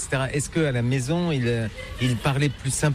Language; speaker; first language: French; native; French